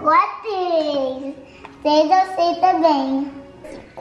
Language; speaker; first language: Portuguese; early bilingual, heritage; Portuguese